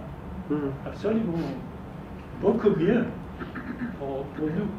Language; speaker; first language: French; non-native, fluent; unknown